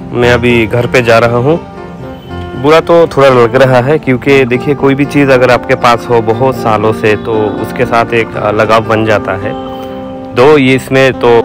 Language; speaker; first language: Hindi; non-native, local second language; Bangla